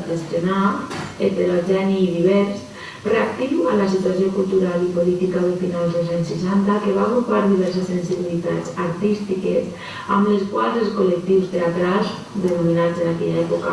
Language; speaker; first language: Catalan; native; Catalan